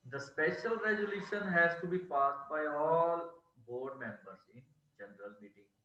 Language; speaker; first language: English; non-native, local second language; Punjabi